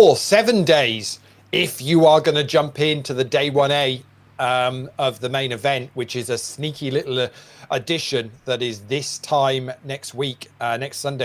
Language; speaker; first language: English; native; English